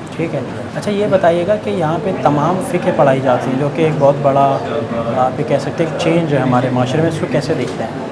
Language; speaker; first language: Urdu; native; Urdu